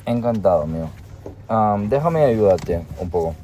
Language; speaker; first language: Spanish; non-native, learner; English